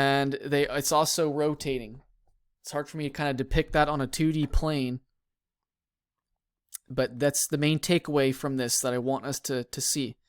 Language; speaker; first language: English; native; English